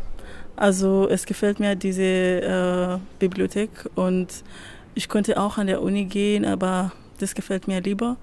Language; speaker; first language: German; non-native, fluent; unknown